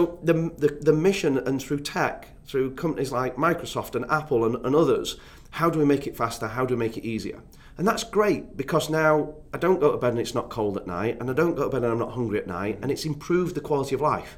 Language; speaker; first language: English; native; English